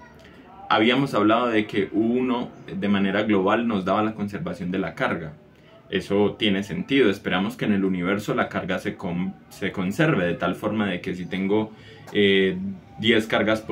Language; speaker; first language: Spanish; native; Spanish